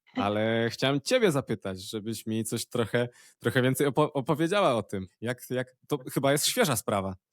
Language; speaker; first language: Polish; native; Polish